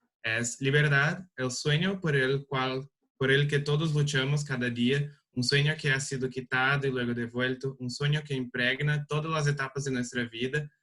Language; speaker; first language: Spanish; non-native, learner; Portuguese